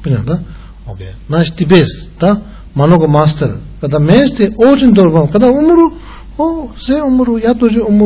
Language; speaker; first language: Russian; non-native, learner; Tibetan